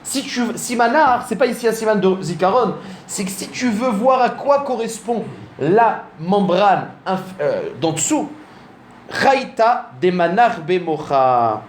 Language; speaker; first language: French; native; French